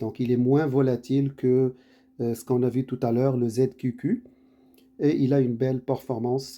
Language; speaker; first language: French; native; French